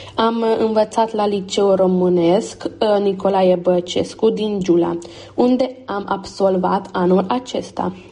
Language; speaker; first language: Romanian; early bilingual, heritage; Romanian